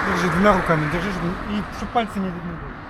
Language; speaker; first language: Russian; native; Russian